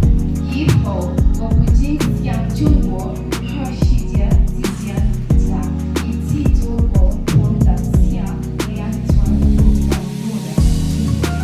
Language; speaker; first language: Chinese; non-native, learner; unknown